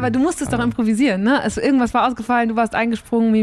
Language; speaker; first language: German; native; German